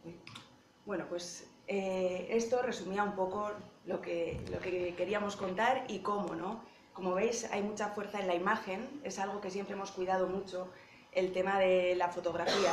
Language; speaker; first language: Spanish; native; Spanish